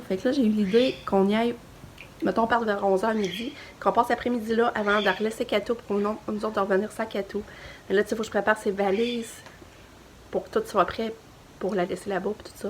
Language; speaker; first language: French; native; French